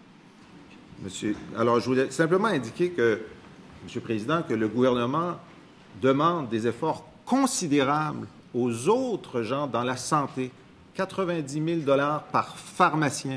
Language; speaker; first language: French; native; French